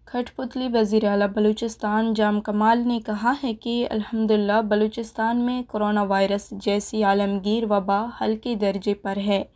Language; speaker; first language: Urdu; non-native, local second language; Baluchi